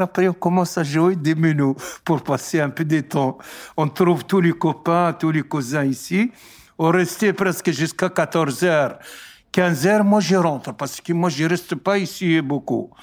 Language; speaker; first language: French; non-native, learner; Arabic